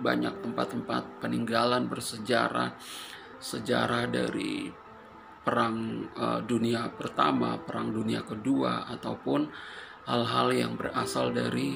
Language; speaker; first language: Indonesian; non-native, fluent; Persian